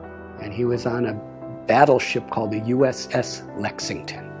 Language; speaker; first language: English; native; English